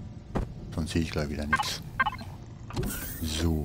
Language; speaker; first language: German; native; German